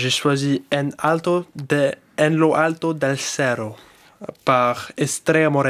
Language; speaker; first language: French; early bilingual, heritage; French